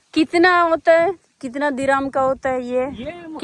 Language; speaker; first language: Hindi; non-native, local second language; Telugu